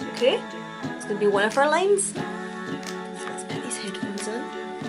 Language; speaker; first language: English; native; English